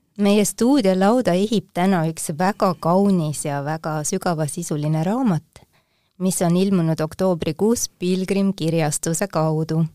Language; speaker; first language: Estonian; native; Estonian